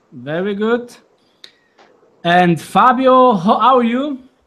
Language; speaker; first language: English; non-native, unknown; Italian